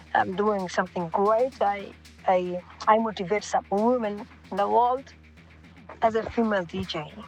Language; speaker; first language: English; non-native, local second language; Swahili